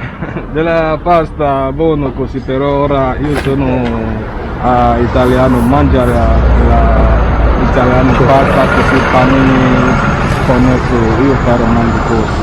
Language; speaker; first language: Italian; non-native, learner; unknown